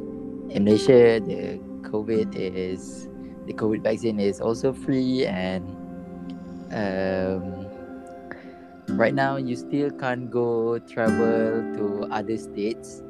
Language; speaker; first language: English; non-native, local second language; Malay